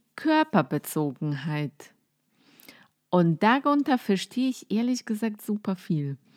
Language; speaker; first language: German; non-native, fluent; Polish